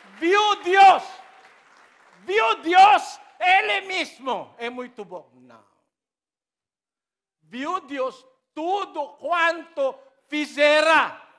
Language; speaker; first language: Portuguese; non-native, learner; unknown